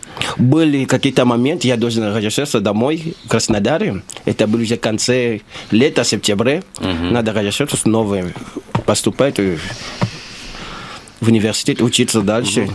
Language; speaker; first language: Russian; non-native, learner; Lingala